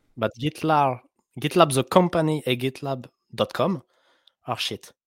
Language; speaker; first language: English; non-native, fluent; French